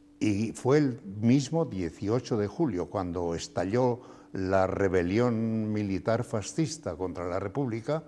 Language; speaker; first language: Spanish; native; Spanish